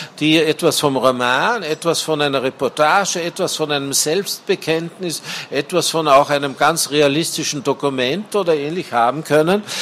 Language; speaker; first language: German; native; German